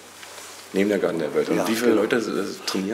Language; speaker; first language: German; native; German